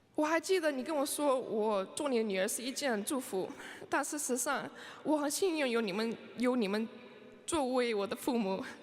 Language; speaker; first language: Chinese; early bilingual, heritage; Chinese